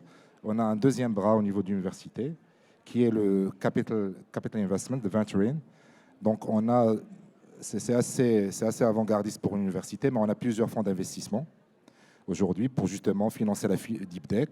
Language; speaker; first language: French; non-native, local second language; Arabic